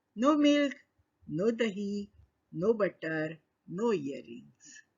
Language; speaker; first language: English; non-native, local second language; Marathi